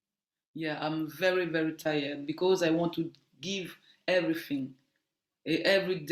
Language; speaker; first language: English; non-native, learner; French